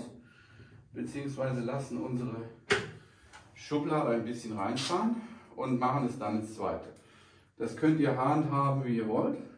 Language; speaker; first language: German; native; German